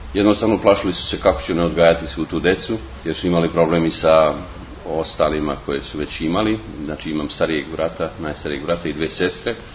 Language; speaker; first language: Serbian; native; Serbian